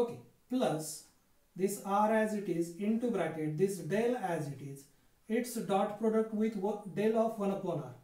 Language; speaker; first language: English; non-native, local second language; Marathi